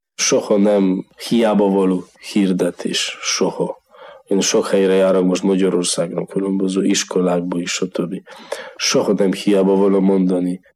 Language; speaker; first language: Hungarian; non-native, fluent; Polish